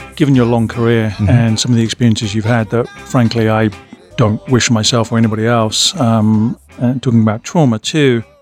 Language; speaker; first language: English; native; English